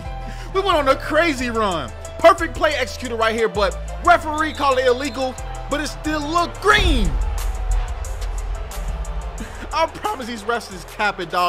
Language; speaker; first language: English; native; English